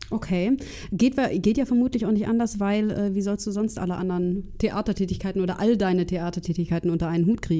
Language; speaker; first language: German; native; German